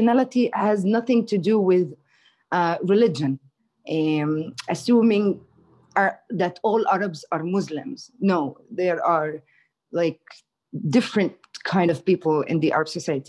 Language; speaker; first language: English; non-native, fluent; Hebrew